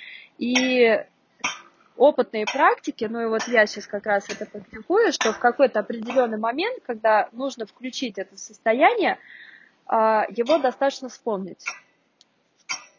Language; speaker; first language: Russian; native; Russian